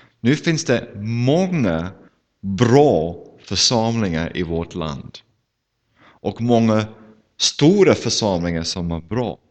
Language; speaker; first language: Swedish; non-native, fluent; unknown